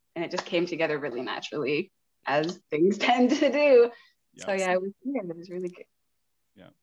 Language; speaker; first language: English; native; English